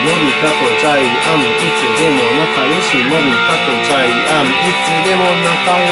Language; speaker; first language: Japanese; native; Japanese